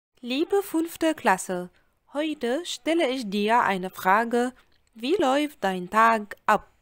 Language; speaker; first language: German; non-native, fluent; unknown